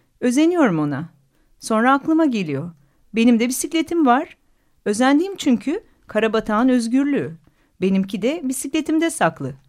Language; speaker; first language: Turkish; native; Turkish